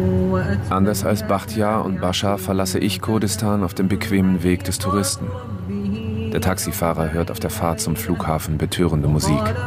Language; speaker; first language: German; native; German